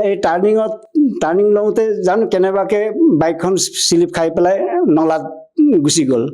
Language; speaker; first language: Assamese; non-native, local second language; Nepali